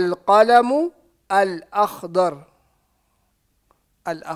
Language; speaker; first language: Arabic; non-native, fluent; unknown